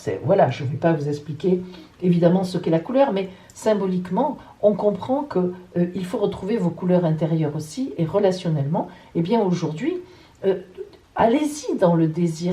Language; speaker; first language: French; native; French